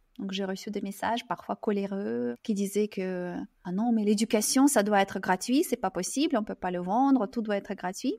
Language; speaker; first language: French; non-native, fluent; Russian